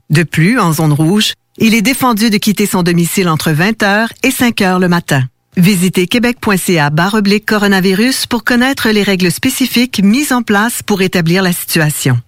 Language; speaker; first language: French; native; French